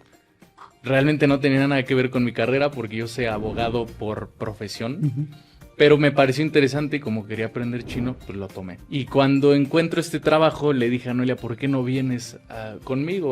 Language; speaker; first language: Spanish; native; Spanish